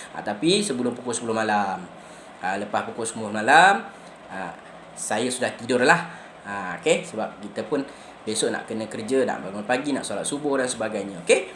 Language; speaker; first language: Malay; native; Malay